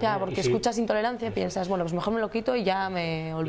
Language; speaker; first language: Spanish; native; Spanish